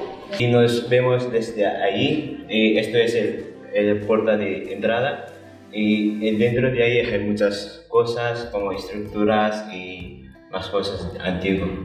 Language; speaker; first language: Spanish; non-native, learner; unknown